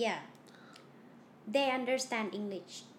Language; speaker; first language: English; non-native, learner; Thai